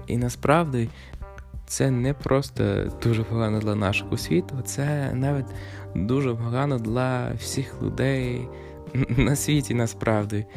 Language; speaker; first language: Ukrainian; non-native, fluent; English